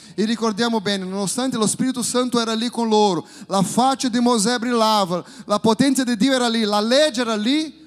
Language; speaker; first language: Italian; non-native, fluent; Portuguese